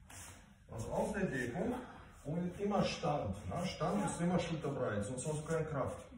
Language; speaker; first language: German; non-native, fluent; Russian